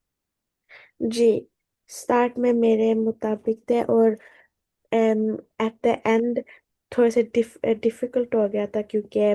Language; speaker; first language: Hindi; early bilingual, heritage; Hindi